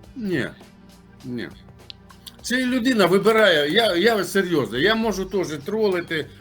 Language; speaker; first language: Ukrainian; non-native, local second language; Russian